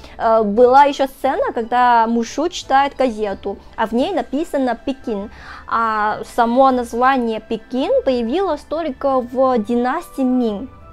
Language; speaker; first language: Russian; non-native, fluent; Chinese